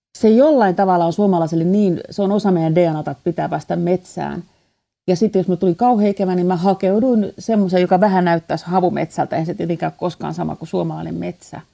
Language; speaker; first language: Finnish; native; Finnish